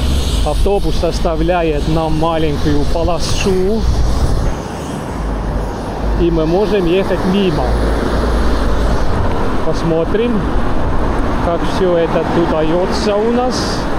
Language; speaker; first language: Russian; non-native, local second language; Estonian